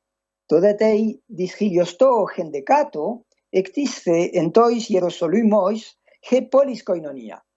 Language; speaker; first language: Greek; non-native, fluent; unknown